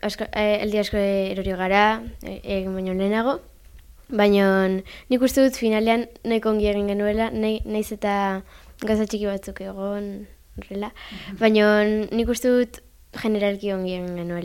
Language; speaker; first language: Basque; non-native, local second language; Spanish